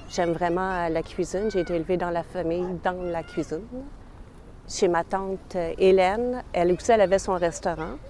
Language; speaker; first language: French; native; French